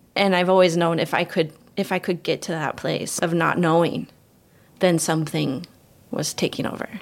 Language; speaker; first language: English; native; English